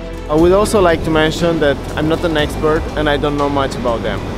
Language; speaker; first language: English; non-native, fluent; Italian